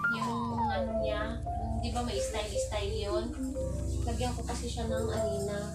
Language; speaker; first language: Filipino; non-native, local second language; Cebuano